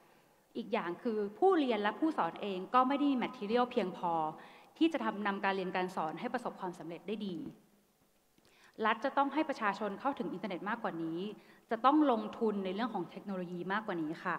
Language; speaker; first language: Thai; native; Thai